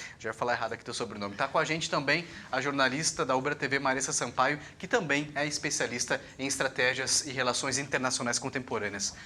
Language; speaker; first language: Portuguese; native; Portuguese